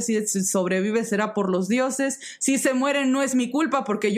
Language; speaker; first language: Spanish; native; Spanish